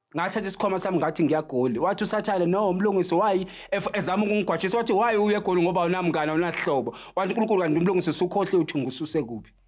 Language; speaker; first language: Zulu; native; Zulu